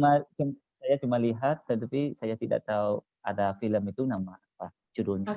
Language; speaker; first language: Indonesian; non-native, learner; Khmer